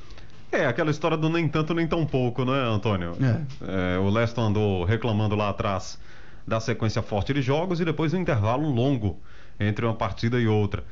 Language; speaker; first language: Portuguese; native; Portuguese